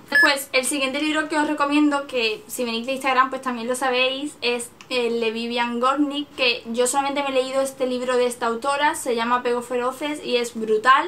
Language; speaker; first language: Spanish; native; Spanish